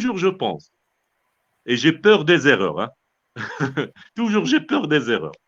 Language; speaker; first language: French; non-native, local second language; Arabic